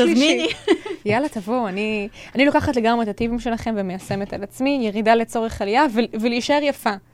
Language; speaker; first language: Hebrew; native; Hebrew